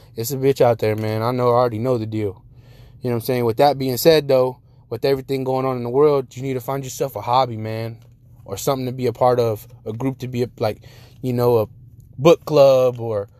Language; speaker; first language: English; native; English